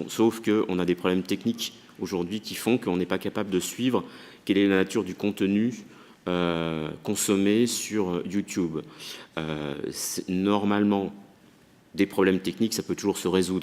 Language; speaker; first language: French; native; French